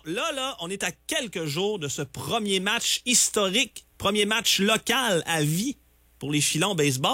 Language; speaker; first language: French; native; French